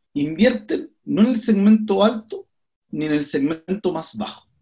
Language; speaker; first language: Spanish; native; Spanish